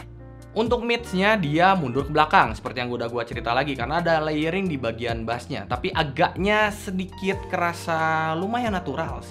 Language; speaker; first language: Indonesian; native; Indonesian